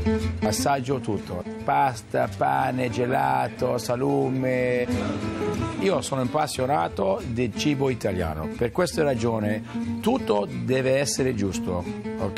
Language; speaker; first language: Italian; early bilingual, heritage; Italian